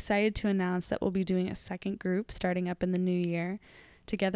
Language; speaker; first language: English; native; English